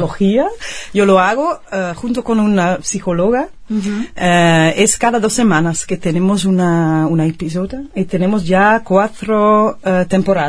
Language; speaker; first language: Spanish; non-native, fluent; Dutch